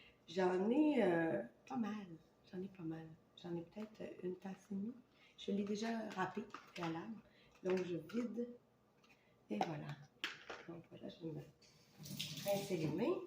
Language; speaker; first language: French; native; French